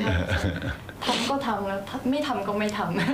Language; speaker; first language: Thai; early bilingual, heritage; Thai